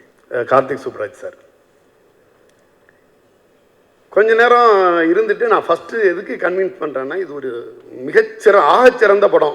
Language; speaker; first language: Tamil; native; Tamil